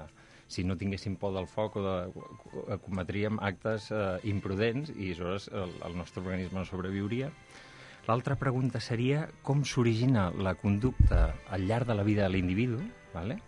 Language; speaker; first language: Catalan; native; Catalan